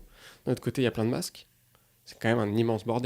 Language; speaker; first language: French; native; French